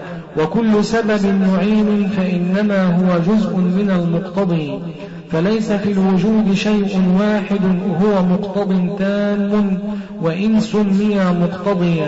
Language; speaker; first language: Arabic; native; Arabic